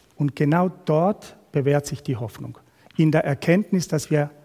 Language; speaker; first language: German; non-native, fluent; Spanish